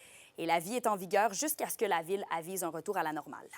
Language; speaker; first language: French; native; French